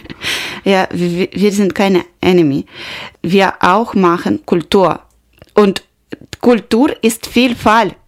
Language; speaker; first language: German; non-native, learner; Ukrainian